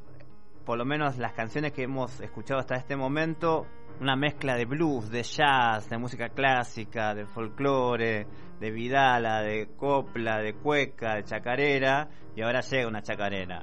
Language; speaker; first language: Spanish; native; Spanish